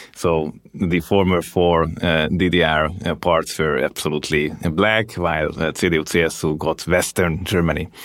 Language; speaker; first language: English; non-native, fluent; Hungarian